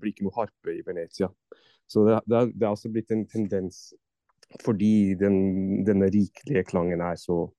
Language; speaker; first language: Norwegian; non-native, fluent; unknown